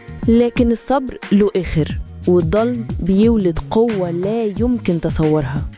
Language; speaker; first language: Arabic; native; Arabic